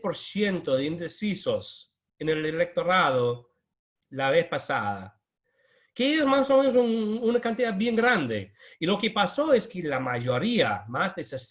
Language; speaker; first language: Spanish; non-native, fluent; English